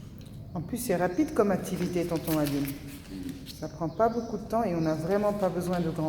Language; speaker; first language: French; native; French